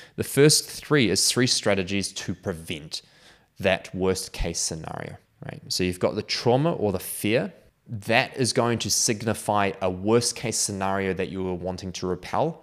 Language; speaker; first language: English; native; English